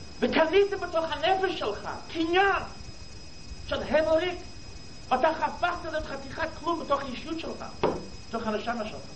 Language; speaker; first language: Hebrew; non-native, fluent; English